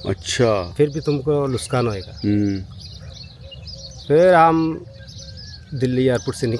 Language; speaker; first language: Hindi; non-native, fluent; Pashto